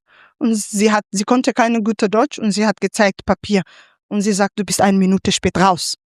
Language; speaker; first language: German; non-native, fluent; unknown